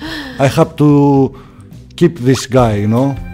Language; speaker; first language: English; non-native, learner; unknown